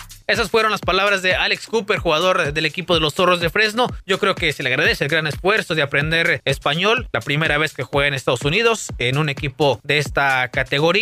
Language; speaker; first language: Spanish; native; Spanish